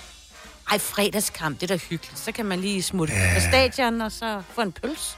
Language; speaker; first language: Danish; native; Danish